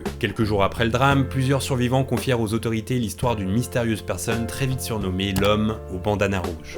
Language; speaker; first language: French; native; French